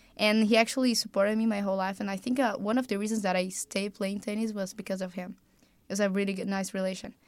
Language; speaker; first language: English; non-native, fluent; Portuguese